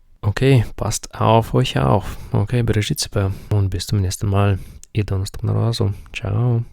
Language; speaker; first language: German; non-native, fluent; Ukrainian